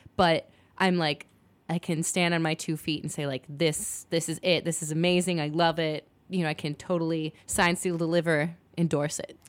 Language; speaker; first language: English; native; English